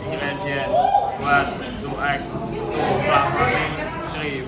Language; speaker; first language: English; non-native, learner; Indonesian